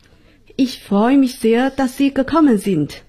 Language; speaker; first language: German; non-native, fluent; Chinese